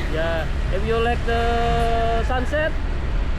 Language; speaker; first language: English; non-native, learner; Indonesian